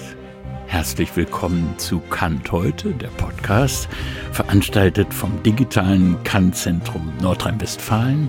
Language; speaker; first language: German; native; German